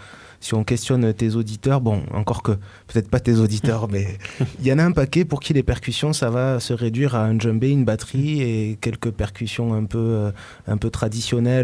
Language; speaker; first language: French; native; French